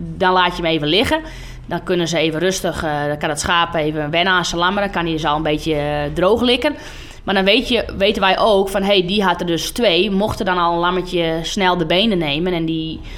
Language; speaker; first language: Dutch; non-native, local second language; Western Frisian